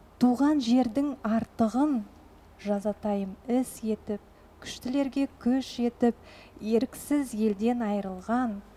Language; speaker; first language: Kazakh; non-native, local second language; Russian